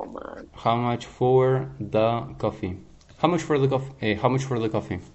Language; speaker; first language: English; non-native, fluent; Spanish